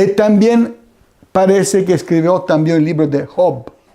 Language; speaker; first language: Spanish; non-native, fluent; Italian